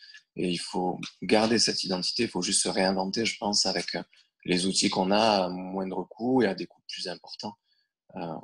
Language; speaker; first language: French; native; French